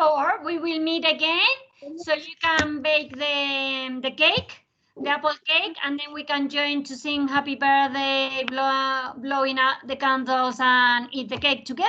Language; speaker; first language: English; non-native, fluent; Spanish